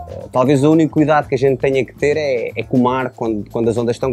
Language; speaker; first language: Portuguese; native; Portuguese